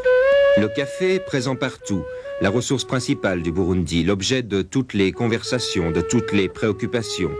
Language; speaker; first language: French; native; French